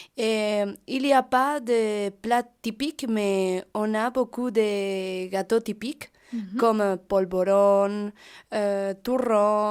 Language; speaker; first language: French; non-native, learner; Spanish